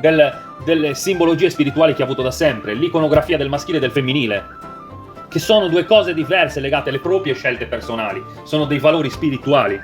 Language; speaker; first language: Italian; native; Italian